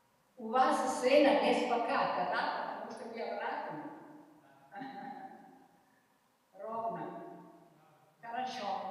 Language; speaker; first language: Russian; non-native, fluent; Italian